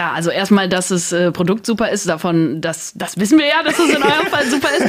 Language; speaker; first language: German; native; German